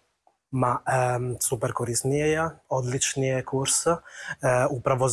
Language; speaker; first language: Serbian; non-native, fluent; Italian